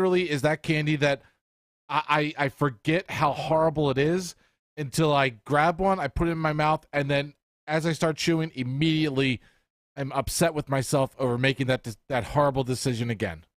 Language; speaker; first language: English; native; English